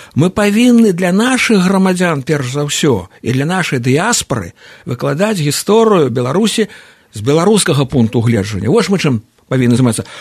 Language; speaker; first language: Belarusian; native; Belarusian